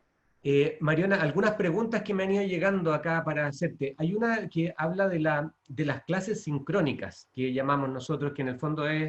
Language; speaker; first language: Spanish; native; Spanish